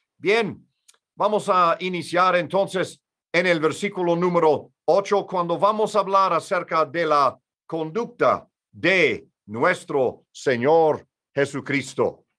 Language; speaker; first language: Spanish; non-native, fluent; English